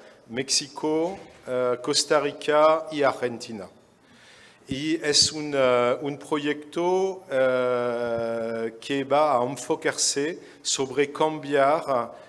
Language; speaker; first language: Spanish; non-native, fluent; French